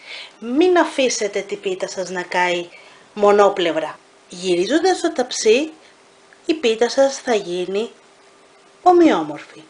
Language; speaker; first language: Greek; native; Greek